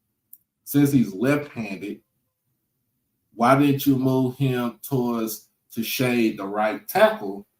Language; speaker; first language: English; native; English